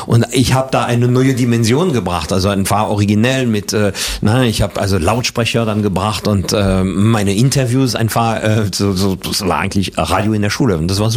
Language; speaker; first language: German; non-native, fluent; French